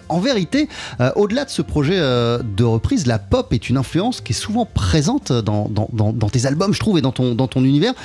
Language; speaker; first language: French; native; French